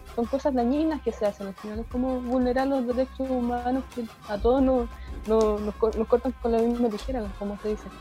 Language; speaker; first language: Spanish; native; Spanish